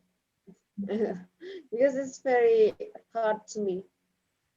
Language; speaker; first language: English; non-native, learner; Indonesian